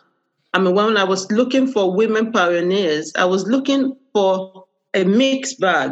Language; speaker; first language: English; non-native, local second language; Yoruba